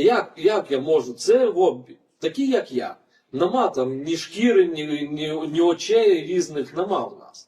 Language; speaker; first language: Ukrainian; non-native, fluent; Lithuanian